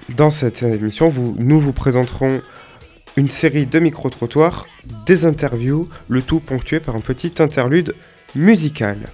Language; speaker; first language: French; native; French